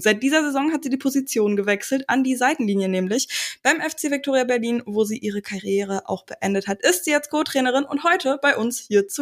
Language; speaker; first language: German; native; German